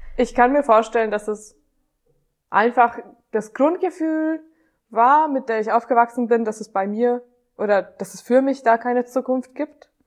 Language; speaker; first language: German; non-native, fluent; Hungarian